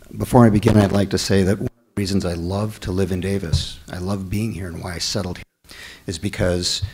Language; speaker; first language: English; native; English